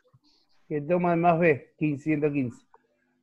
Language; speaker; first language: Spanish; native; Spanish